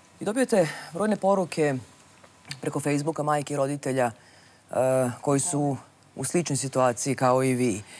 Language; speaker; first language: Serbian; native; Serbian